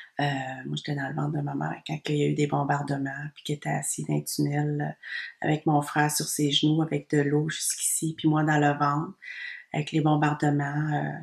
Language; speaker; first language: French; early bilingual, other home language; Vietnamese